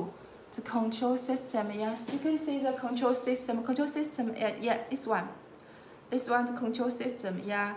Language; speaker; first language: English; non-native, learner; Chinese